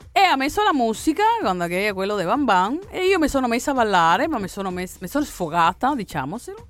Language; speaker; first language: Italian; non-native, fluent; Spanish